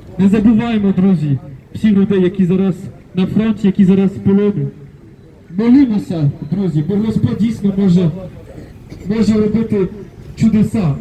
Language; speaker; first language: Ukrainian; non-native, fluent; French